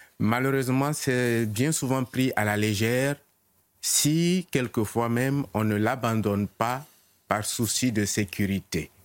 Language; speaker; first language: French; non-native, local second language; Mossi